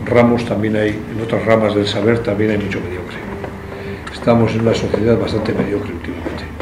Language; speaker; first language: Spanish; non-native, local second language; Basque